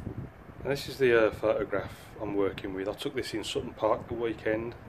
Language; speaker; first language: English; native; English